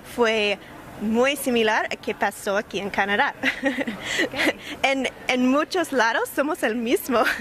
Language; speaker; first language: Spanish; non-native, learner; English